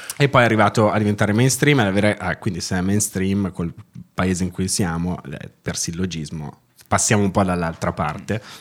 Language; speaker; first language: Italian; native; Italian